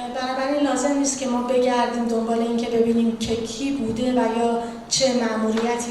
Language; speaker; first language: Persian; native; Persian